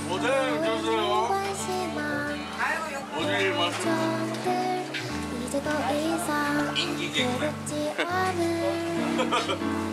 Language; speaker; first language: Korean; non-native, learner; Japanese